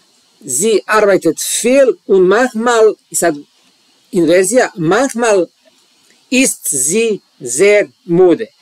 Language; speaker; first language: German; non-native, learner; Serbian